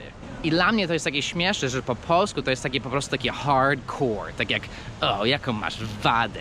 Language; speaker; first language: Polish; early bilingual, heritage; Polish